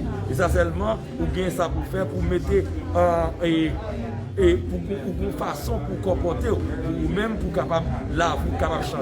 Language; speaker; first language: French; non-native, local second language; Haitian Creole